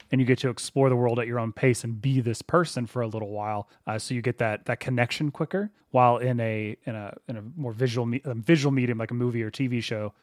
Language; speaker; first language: English; native; English